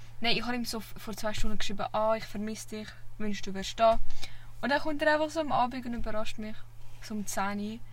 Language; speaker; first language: German; early bilingual, other home language; Vietnamese